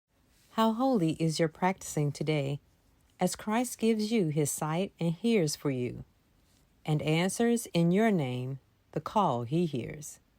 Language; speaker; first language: English; native; English